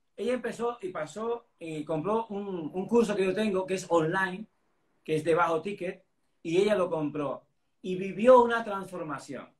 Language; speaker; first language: Spanish; native; Spanish